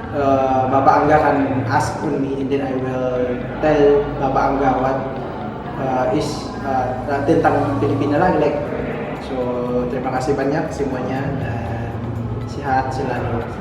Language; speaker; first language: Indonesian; non-native, learner; Filipino